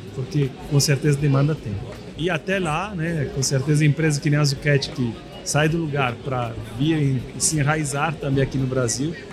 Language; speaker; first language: Portuguese; non-native, fluent; Italian